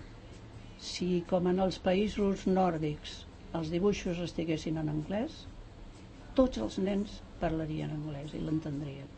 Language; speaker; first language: Catalan; native; Catalan